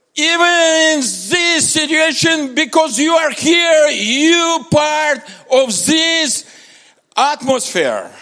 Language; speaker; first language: English; non-native, learner; Russian